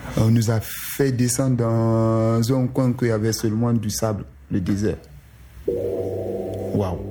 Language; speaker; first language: French; non-native, local second language; Susu